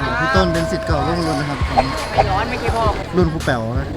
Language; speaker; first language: Thai; native; Thai